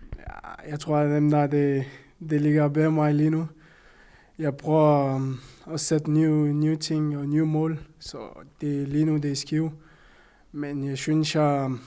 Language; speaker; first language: Danish; non-native, fluent; French